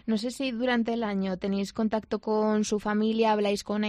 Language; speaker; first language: Spanish; native; Spanish